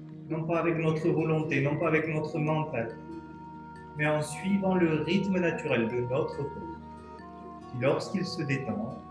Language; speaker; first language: French; native; French